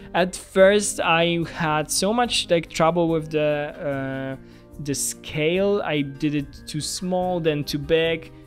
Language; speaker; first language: English; non-native, fluent; Polish